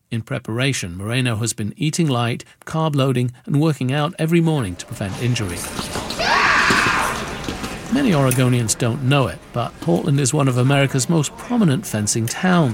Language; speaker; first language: English; native; English